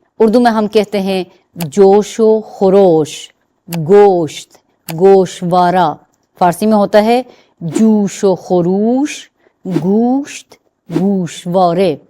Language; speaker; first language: Urdu; non-native, fluent; Persian